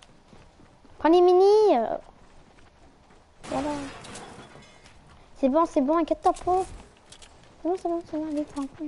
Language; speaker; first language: French; native; French